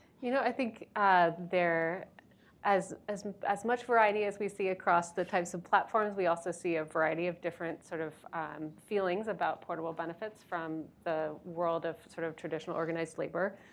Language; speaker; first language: English; native; English